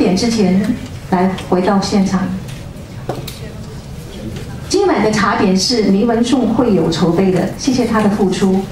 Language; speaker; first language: Chinese; native; Chinese